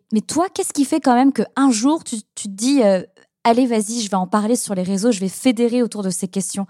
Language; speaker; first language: French; native; French